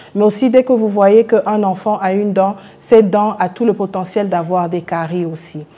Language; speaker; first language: French; non-native, local second language; Lingala